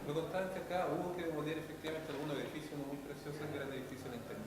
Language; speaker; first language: Spanish; native; Spanish